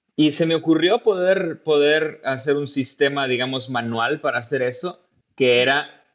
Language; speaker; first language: Spanish; native; Spanish